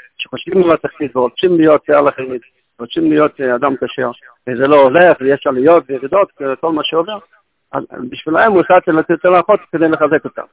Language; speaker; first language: Hebrew; non-native, local second language; Yiddish